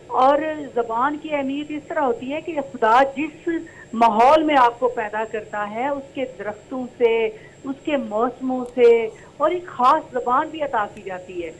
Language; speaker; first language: Urdu; non-native, local second language; Punjabi